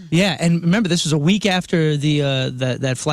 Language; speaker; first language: English; native; English